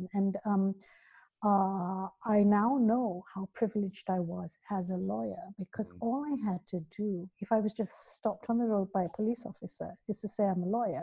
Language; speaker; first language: English; native; English